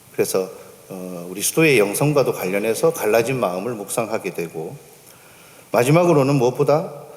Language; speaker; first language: Korean; native; Korean